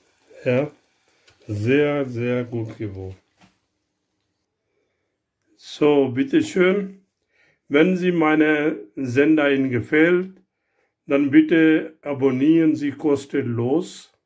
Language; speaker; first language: German; non-native, learner; Urdu